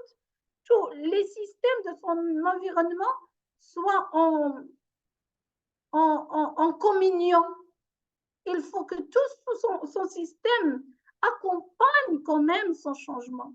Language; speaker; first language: French; non-native, local second language; Arabic